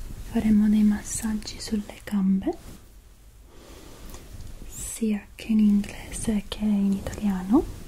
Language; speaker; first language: Italian; non-native, fluent; English